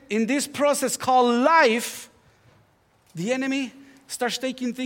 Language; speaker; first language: English; non-native, fluent; Spanish